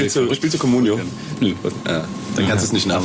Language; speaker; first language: German; native; German